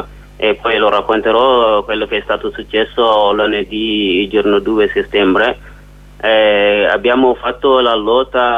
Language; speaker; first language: Italian; non-native, learner; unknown